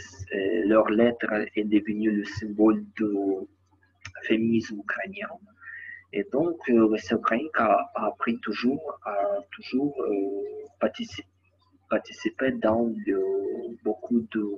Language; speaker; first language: French; non-native, learner; Ukrainian